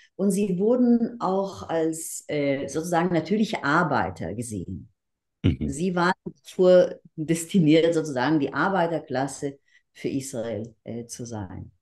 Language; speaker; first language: German; non-native, fluent; Hebrew